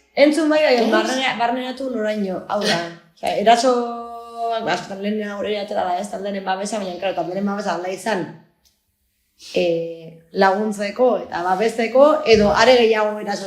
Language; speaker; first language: Basque; native; Basque